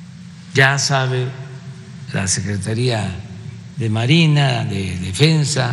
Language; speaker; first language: Spanish; native; Spanish